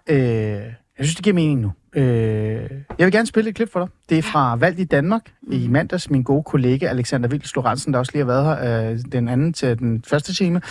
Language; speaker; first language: Danish; early bilingual, other home language; Persian